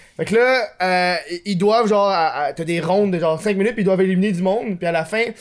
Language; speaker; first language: French; native; French